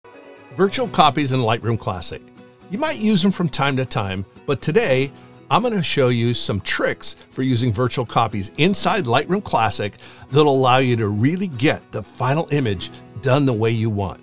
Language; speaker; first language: English; native; English